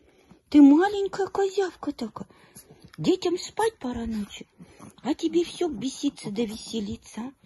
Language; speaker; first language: Russian; native; Russian